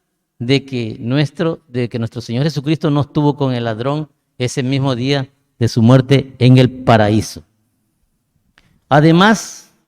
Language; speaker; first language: Spanish; native; Spanish